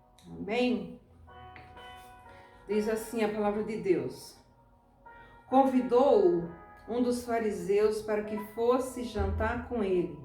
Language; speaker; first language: Portuguese; native; Portuguese